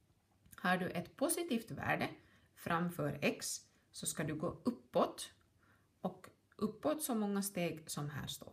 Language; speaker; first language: Swedish; native; Swedish